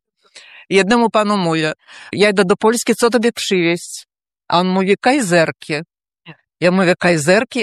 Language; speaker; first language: Polish; early bilingual, heritage; Polish